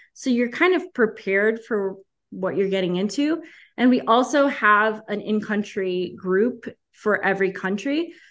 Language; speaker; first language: English; early bilingual, heritage; Spanish